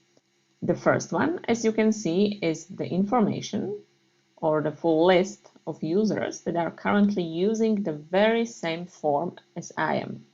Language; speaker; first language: English; non-native, fluent; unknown